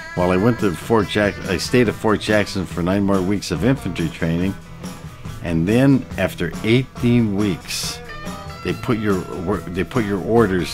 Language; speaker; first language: English; native; English